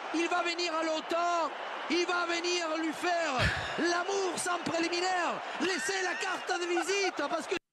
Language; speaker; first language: French; non-native, fluent; Spanish